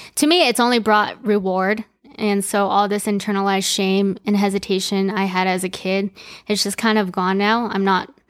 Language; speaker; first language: English; early bilingual, other home language; Chinese